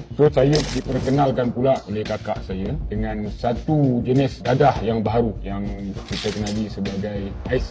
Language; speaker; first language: Malay; native; Malay